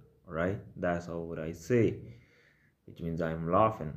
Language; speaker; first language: English; non-native, local second language; Punjabi